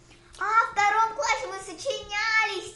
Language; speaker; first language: Russian; early bilingual, heritage; Russian